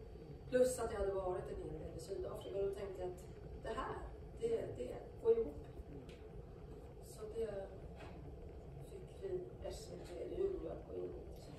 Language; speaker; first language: Swedish; native; Swedish